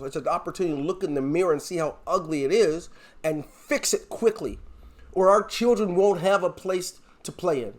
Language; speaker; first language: English; native; English